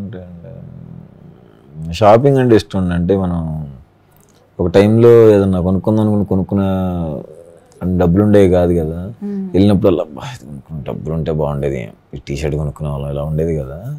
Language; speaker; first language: Telugu; native; Telugu